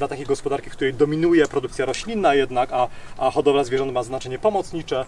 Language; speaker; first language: Polish; native; Polish